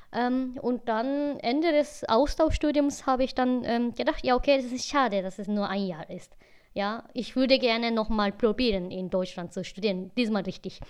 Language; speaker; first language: German; non-native, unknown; Japanese